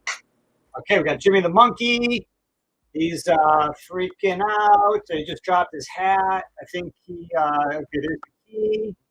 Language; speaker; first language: English; native; English